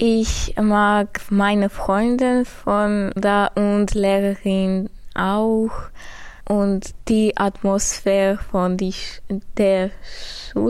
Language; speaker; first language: German; early bilingual, other home language; Armenian